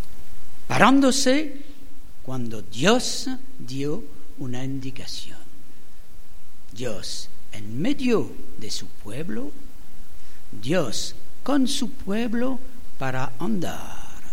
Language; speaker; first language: Spanish; non-native, learner; French